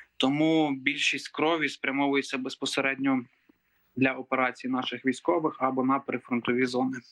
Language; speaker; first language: Ukrainian; native; Ukrainian